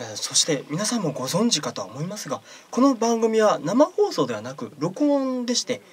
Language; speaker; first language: Japanese; native; Japanese